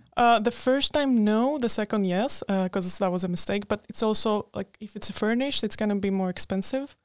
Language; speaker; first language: English; non-native, fluent; Greek